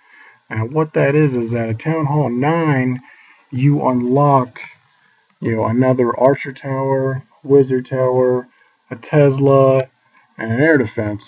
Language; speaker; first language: English; native; English